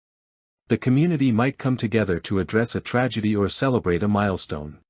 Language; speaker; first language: English; native; English